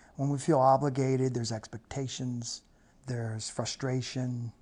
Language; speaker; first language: English; native; English